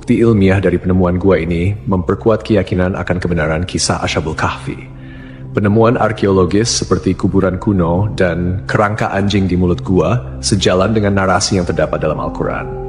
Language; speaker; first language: Indonesian; native; Indonesian